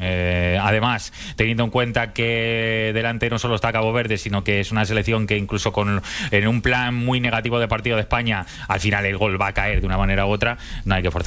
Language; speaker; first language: Spanish; native; Spanish